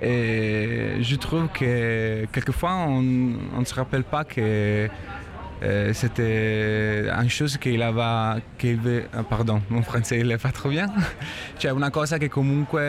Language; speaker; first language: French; non-native, learner; Italian